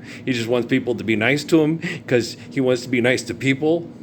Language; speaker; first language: English; native; English